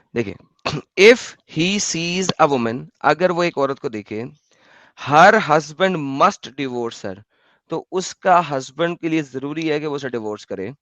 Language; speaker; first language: Urdu; native; Urdu